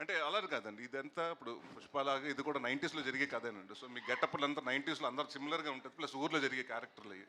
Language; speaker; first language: Telugu; native; Telugu